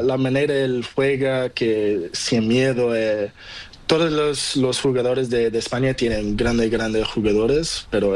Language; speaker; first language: Spanish; non-native, learner; Portuguese